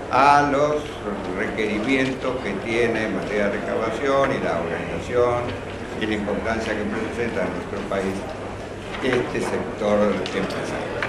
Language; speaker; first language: Spanish; native; Spanish